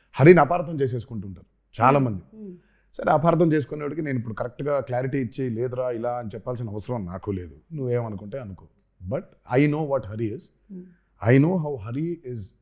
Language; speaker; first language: Telugu; native; Telugu